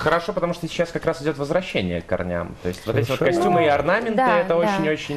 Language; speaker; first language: Russian; native; Russian